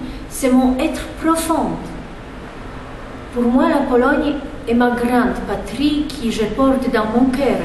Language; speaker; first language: French; non-native, fluent; Polish